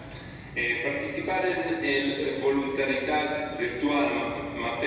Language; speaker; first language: Catalan; non-native, learner; Hebrew